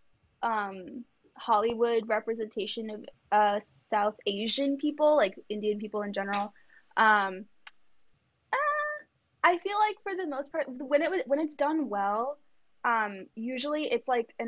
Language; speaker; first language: English; early bilingual, other home language; Kannada